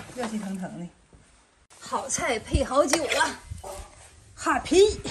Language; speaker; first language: Chinese; native; Chinese